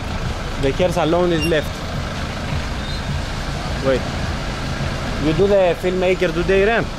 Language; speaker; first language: English; non-native, learner; Greek